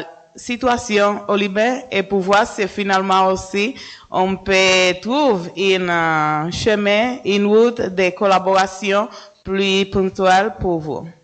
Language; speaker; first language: French; non-native, fluent; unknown